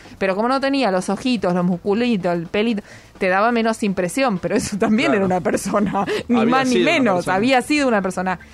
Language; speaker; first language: Spanish; native; Spanish